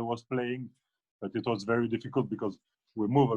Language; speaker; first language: English; non-native, fluent; French